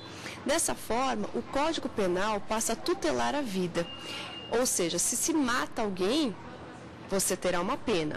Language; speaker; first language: Portuguese; native; Portuguese